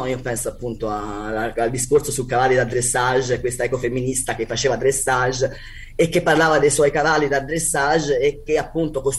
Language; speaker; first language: Italian; native; Italian